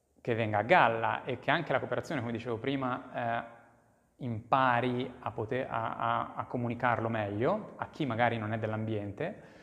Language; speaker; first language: Italian; native; Italian